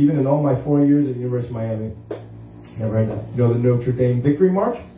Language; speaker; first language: English; native; English